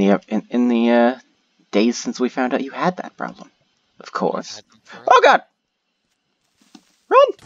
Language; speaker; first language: English; native; English